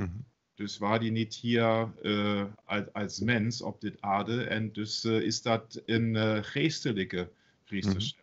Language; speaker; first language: Dutch; non-native, learner; German